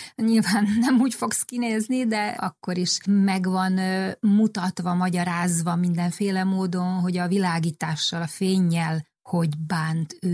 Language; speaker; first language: Hungarian; native; Hungarian